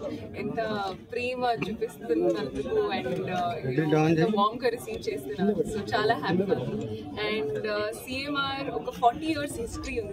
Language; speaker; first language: Telugu; non-native, fluent; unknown